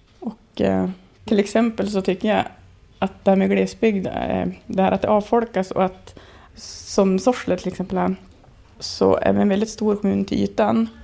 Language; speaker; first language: Swedish; native; Swedish